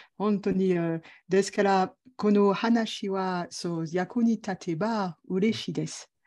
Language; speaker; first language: Japanese; non-native, learner; French